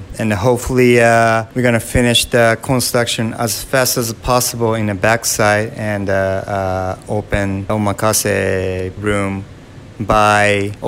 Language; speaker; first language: English; non-native, fluent; Japanese